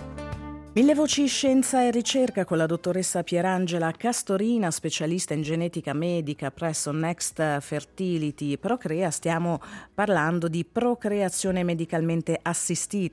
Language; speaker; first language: Italian; native; Italian